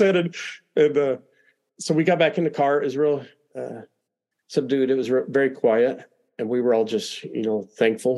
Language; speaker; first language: English; native; English